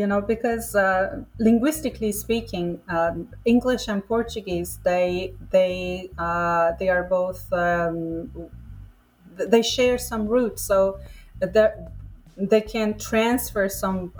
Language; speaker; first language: English; non-native, fluent; Persian